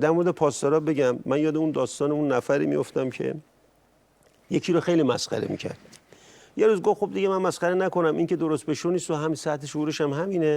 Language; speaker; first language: Persian; native; Persian